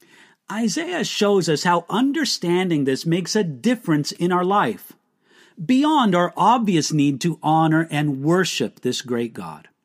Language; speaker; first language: English; native; English